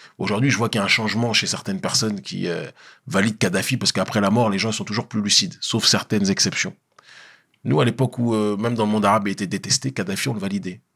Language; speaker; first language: French; native; French